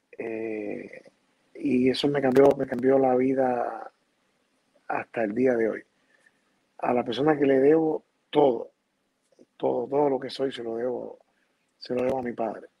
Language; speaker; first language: Spanish; native; Spanish